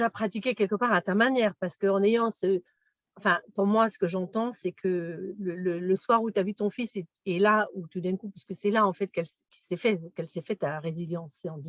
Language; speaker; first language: French; native; French